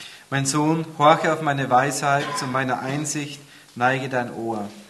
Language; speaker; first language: German; native; German